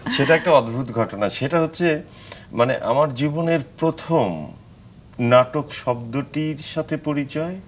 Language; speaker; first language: Bangla; native; Bangla